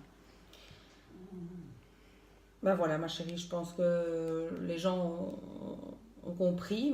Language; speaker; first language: French; native; French